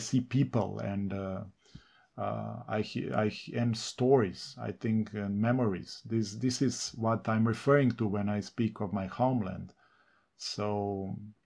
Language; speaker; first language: English; non-native, fluent; Serbian